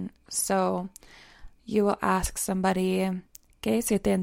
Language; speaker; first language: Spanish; non-native, fluent; English